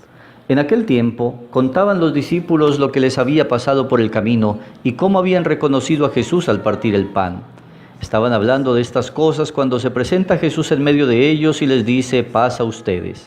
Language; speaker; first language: Spanish; native; Spanish